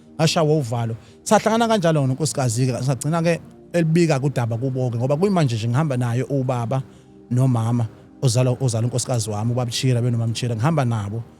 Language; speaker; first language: Zulu; native; Zulu